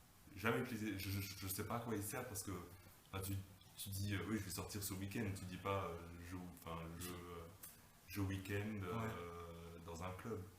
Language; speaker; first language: French; native; French